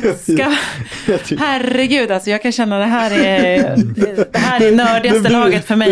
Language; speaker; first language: Swedish; native; Swedish